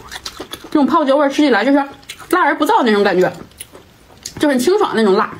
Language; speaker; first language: Chinese; native; Chinese